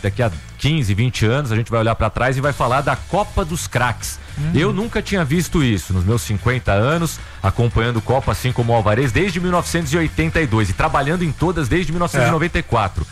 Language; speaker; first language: Portuguese; native; Portuguese